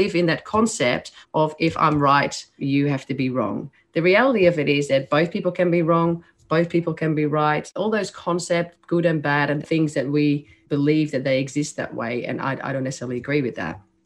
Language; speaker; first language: English; non-native, fluent; Dutch